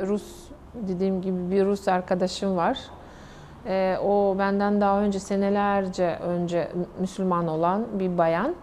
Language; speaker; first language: Turkish; non-native, fluent; Russian